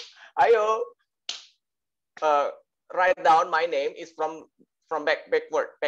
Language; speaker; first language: English; non-native, learner; Indonesian